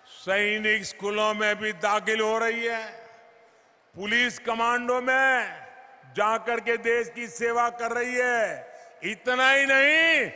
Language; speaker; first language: Hindi; non-native, local second language; Gujarati